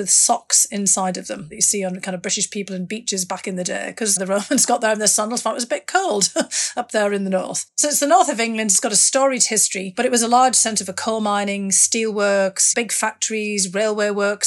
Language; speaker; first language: English; native; English